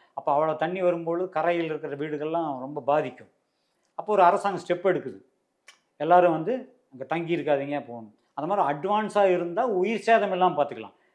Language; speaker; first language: Tamil; native; Tamil